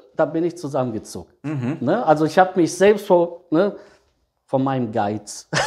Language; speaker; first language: German; early bilingual, other home language; Serbian